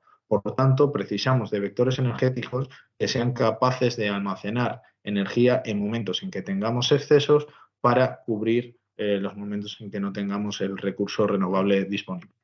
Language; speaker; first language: Spanish; native; Spanish